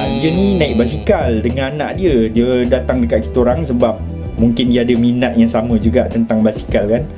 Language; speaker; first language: Malay; native; Malay